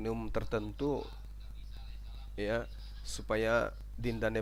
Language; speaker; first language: Indonesian; native; Indonesian